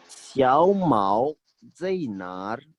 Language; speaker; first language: Chinese; non-native, fluent; Urdu